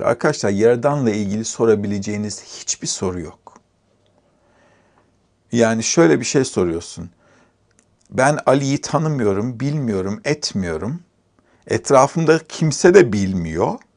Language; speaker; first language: Turkish; native; Turkish